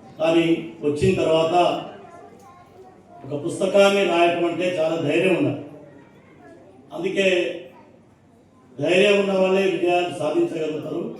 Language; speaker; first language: Telugu; native; Telugu